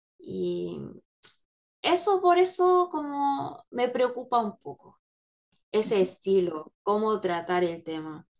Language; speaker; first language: Spanish; non-native, fluent; Korean